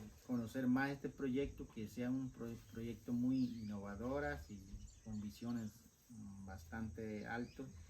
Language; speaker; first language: Spanish; non-native, local second language; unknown